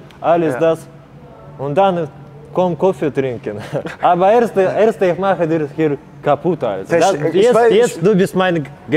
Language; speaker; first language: German; non-native, learner; Russian